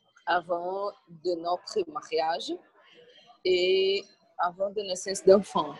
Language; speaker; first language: French; non-native, learner; Portuguese